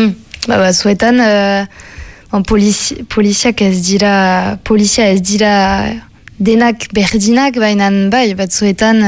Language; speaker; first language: Basque; non-native, local second language; French